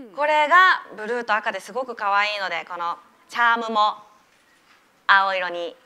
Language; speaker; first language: Japanese; native; Japanese